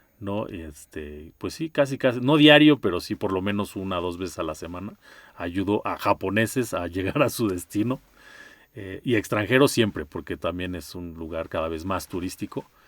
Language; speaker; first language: Spanish; native; Spanish